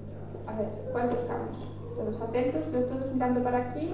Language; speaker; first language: Spanish; native; Spanish